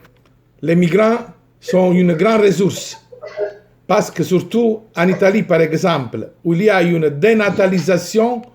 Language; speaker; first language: French; non-native, fluent; Italian